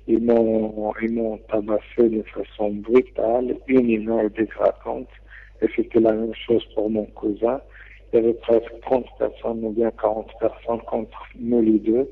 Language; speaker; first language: French; non-native, local second language; Arabic